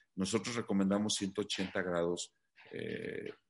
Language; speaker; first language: Spanish; native; Spanish